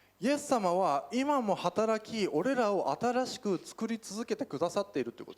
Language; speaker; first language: Japanese; native; Japanese